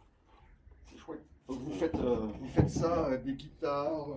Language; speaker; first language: French; native; French